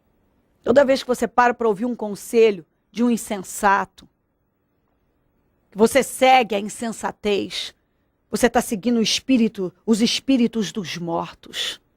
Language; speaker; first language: Portuguese; native; Portuguese